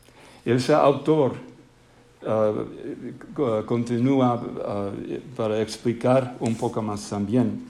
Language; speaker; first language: Spanish; non-native, fluent; English